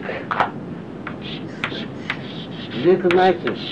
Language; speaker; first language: Russian; non-native, learner; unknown